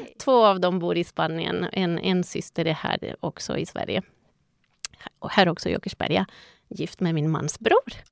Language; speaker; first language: Swedish; non-native, fluent; Spanish